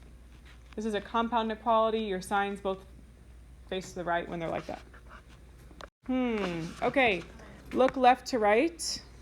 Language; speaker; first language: English; native; English